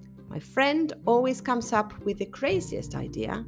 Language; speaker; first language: English; non-native, fluent; Spanish